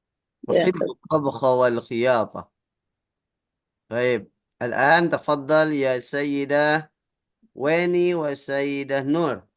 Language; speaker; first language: Arabic; non-native, fluent; Indonesian